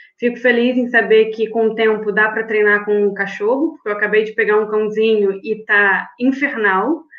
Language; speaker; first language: Portuguese; native; Portuguese